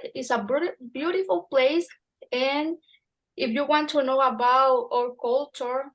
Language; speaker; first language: English; non-native, fluent; Spanish